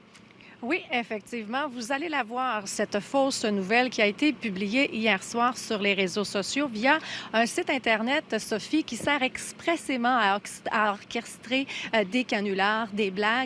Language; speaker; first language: French; native; French